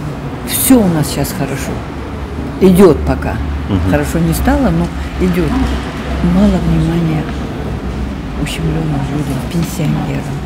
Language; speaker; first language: Russian; non-native, local second language; Tajik